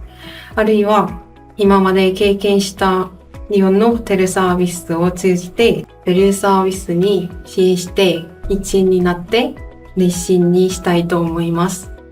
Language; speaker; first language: Japanese; non-native, fluent; Korean